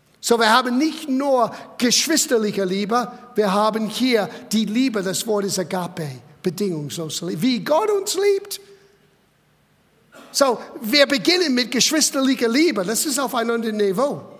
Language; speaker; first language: German; non-native, fluent; English